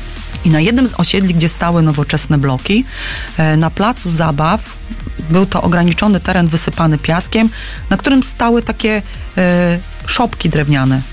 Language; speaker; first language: Polish; native; Polish